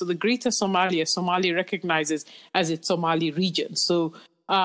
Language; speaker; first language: English; non-native, local second language; Somali